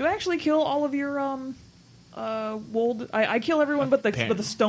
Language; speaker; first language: English; native; English